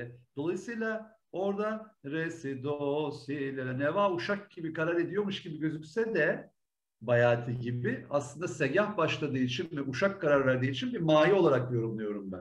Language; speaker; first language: Turkish; native; Turkish